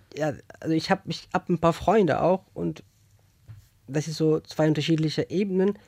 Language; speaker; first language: German; non-native, fluent; Persian